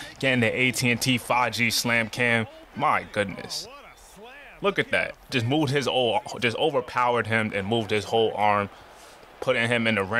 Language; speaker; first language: English; native; English